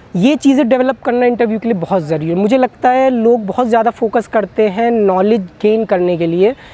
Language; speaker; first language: Hindi; native; Hindi